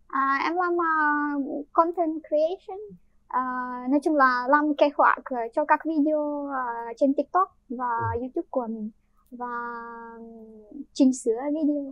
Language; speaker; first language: Vietnamese; non-native, fluent; Ukrainian